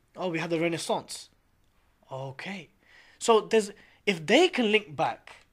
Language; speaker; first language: English; native; English